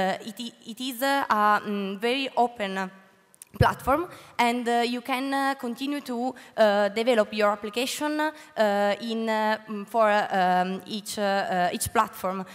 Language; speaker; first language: English; non-native, learner; Italian